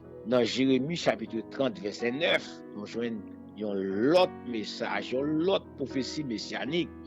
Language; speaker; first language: French; non-native, local second language; Haitian Creole